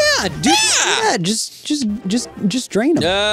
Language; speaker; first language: English; native; English